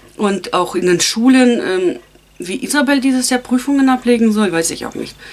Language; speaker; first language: German; non-native, fluent; Russian